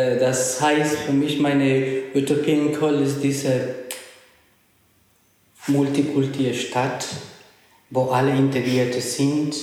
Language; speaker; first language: German; non-native, fluent; Spanish